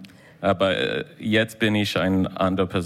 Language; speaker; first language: German; non-native, learner; English